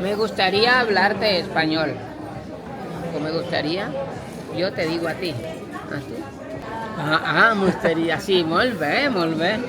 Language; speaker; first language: Spanish; non-native, learner; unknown